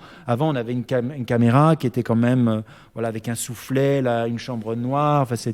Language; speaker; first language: French; native; French